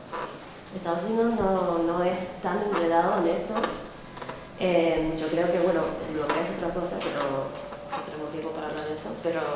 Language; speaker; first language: Spanish; non-native, fluent; English